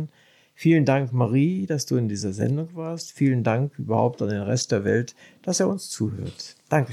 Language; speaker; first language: German; native; German